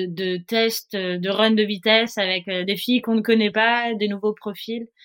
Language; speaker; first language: French; native; French